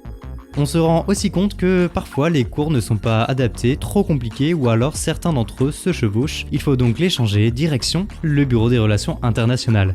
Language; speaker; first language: French; native; French